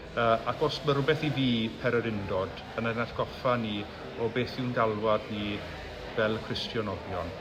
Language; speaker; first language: Welsh; native; Welsh